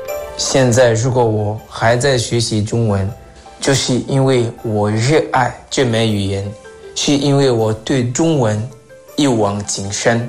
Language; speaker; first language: Chinese; non-native, fluent; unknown